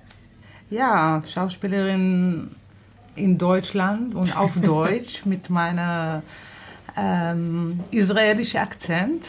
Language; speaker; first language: German; non-native, fluent; Hebrew